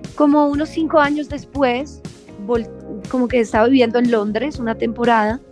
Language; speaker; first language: Spanish; native; Spanish